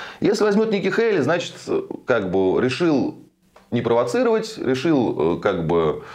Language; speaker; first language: Russian; native; Russian